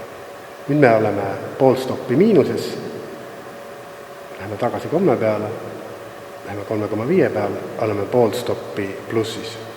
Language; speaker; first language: Estonian; native; Estonian